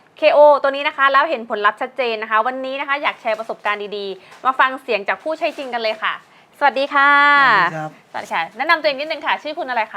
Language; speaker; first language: Thai; native; Thai